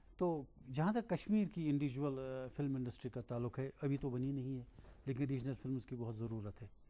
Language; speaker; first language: Hindi; non-native, local second language; Kashmiri